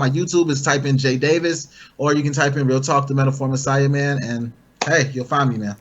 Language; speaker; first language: English; native; English